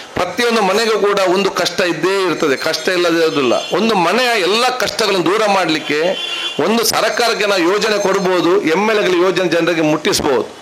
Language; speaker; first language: Kannada; non-native, local second language; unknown